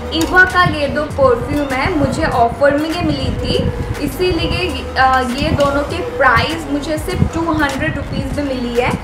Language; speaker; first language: Hindi; non-native, local second language; Bangla